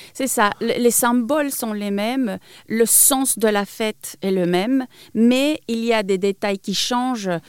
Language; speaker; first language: French; non-native, fluent; Spanish